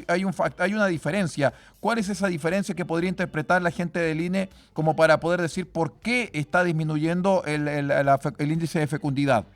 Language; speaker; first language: Spanish; native; Spanish